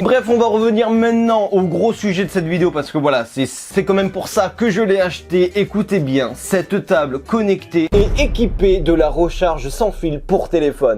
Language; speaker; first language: French; native; French